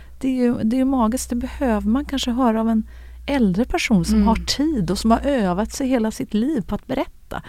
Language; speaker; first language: Swedish; native; Swedish